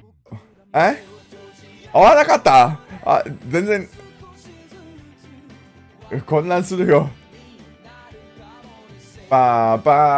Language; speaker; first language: Japanese; non-native, learner; English